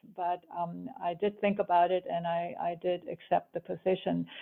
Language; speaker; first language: English; early bilingual, other home language; German